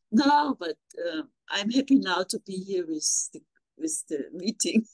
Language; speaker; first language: English; non-native, learner; German